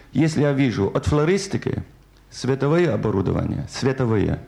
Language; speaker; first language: Russian; non-native, fluent; German